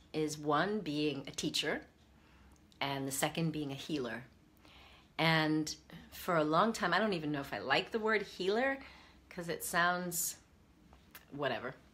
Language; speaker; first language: English; native; English